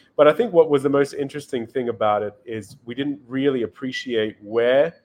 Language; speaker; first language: English; native; English